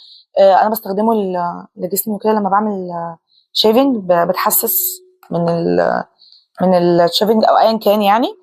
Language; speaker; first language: Arabic; native; Arabic